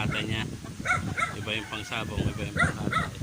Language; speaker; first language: Filipino; native; Filipino